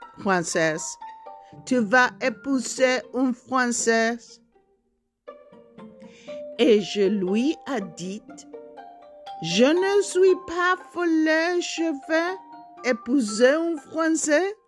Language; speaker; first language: French; non-native, learner; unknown